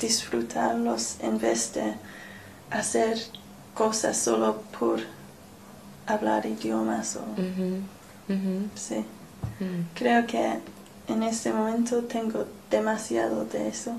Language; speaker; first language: Spanish; non-native, learner; English